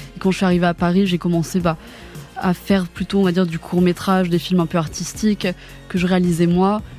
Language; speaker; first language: French; native; French